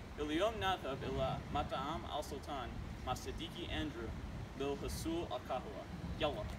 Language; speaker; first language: Arabic; non-native, learner; English